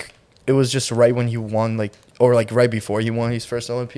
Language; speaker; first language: English; non-native, fluent; Ukrainian